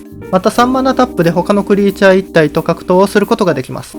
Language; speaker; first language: Japanese; native; Japanese